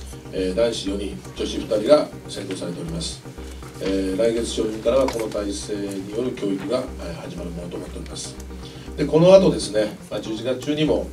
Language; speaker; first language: Japanese; native; Japanese